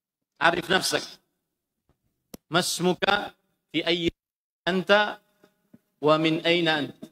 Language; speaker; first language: Arabic; non-native, fluent; Indonesian